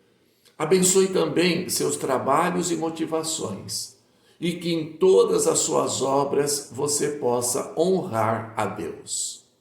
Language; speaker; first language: Portuguese; native; Portuguese